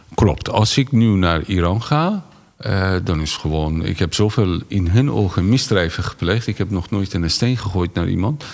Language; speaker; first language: Dutch; non-native, fluent; Persian